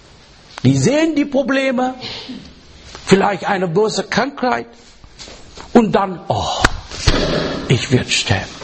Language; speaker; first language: German; non-native, learner; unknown